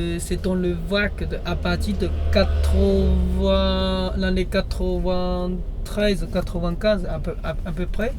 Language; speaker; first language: French; non-native, learner; Chinese